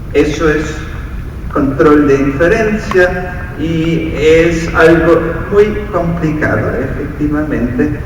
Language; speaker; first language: Spanish; non-native, fluent; English